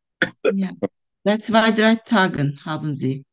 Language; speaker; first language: German; non-native, fluent; Turkish